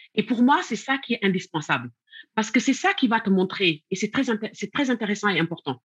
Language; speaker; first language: French; non-native, local second language; Wolof